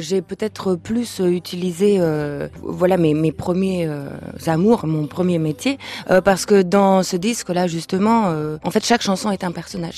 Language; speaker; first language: French; non-native, fluent; Lithuanian